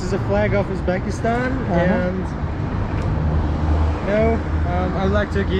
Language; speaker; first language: English; non-native, learner; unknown